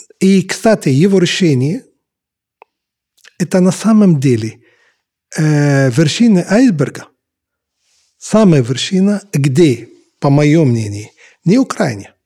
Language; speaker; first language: Russian; non-native, fluent; Arabic